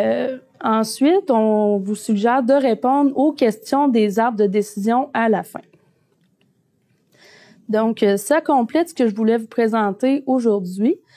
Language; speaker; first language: French; native; French